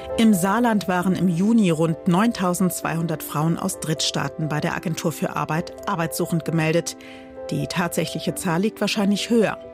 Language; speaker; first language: German; native; German